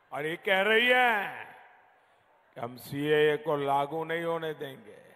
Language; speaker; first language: Hindi; non-native, local second language; Gujarati